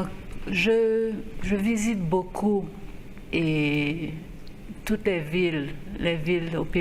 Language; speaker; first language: French; non-native, local second language; Haitian Creole